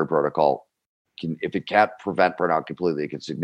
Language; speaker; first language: English; native; English